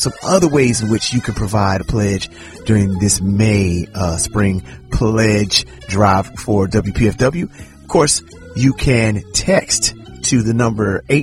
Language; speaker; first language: English; native; English